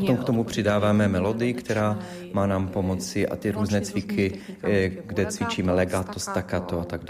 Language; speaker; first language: Polish; non-native, learner; Czech